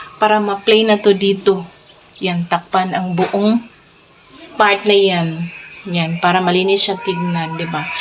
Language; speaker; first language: Filipino; non-native, local second language; Cebuano